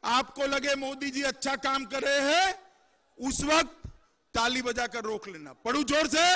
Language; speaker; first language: Hindi; non-native, local second language; Gujarati